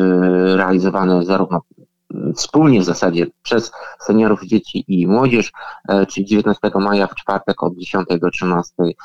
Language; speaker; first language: Polish; native; Polish